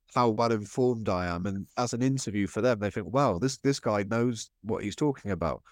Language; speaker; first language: English; native; English